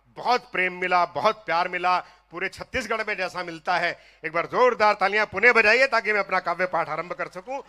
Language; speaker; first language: Hindi; non-native, local second language; Punjabi